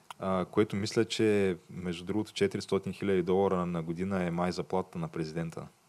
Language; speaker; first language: Bulgarian; native; Bulgarian